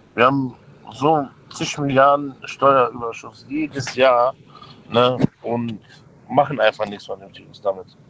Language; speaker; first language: German; native; German